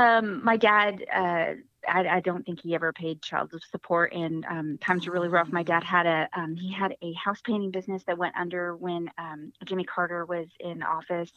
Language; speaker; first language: English; native; English